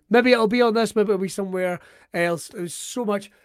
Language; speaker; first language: English; native; English